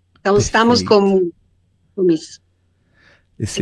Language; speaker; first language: Portuguese; non-native, learner; Spanish